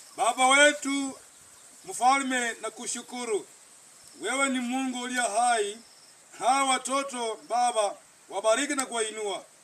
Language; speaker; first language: Swahili; non-native, local second language; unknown